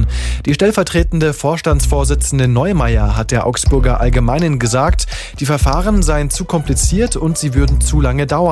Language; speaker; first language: German; native; German